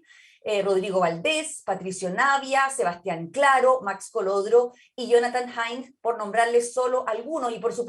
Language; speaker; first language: Spanish; native; Spanish